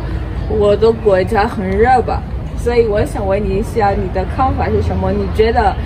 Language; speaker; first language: Chinese; non-native, fluent; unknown